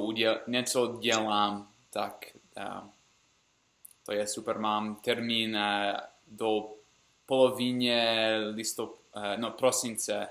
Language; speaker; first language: Czech; non-native, learner; English